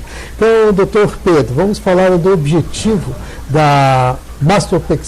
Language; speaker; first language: Portuguese; native; Portuguese